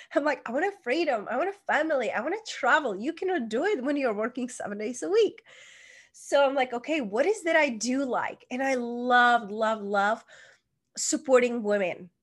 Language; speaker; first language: English; non-native, fluent; Czech